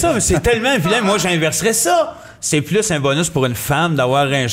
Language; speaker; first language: French; native; French